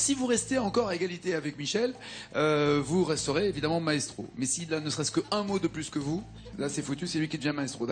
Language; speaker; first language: French; native; French